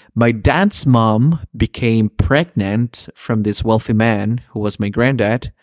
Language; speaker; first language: English; early bilingual, other home language; Spanish